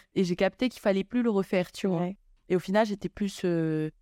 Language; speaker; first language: French; non-native, local second language; Malagasy